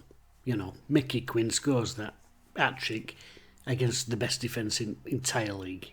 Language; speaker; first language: English; native; English